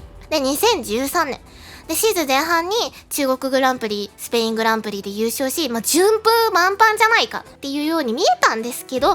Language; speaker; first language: Japanese; native; Japanese